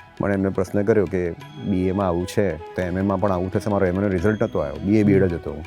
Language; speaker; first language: Gujarati; non-native, local second language; Hindi